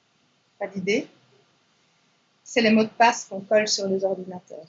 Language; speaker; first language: French; native; French